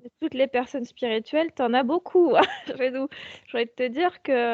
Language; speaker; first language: French; native; French